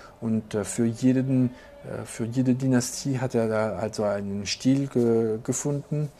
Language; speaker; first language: German; non-native, local second language; French